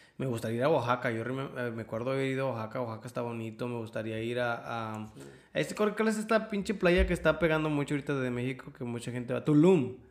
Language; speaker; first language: Spanish; early bilingual, other home language; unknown